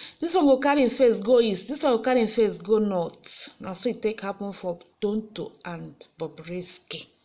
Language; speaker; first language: Nigerian Pidgin; native; Nigerian Pidgin